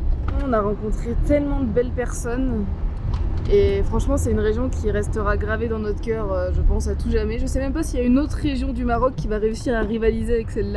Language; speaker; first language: French; native; French